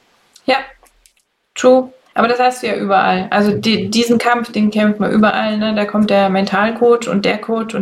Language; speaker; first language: German; native; German